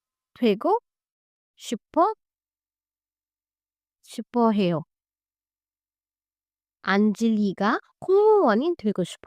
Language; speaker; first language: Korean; non-native, learner; Hindi